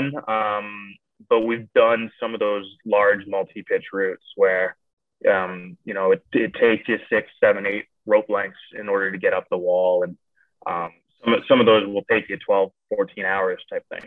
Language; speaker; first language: English; native; English